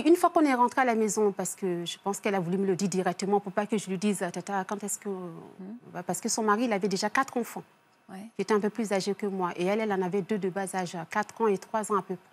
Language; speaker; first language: French; early bilingual, other home language; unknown